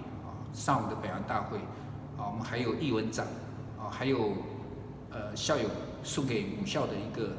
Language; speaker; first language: Chinese; native; Chinese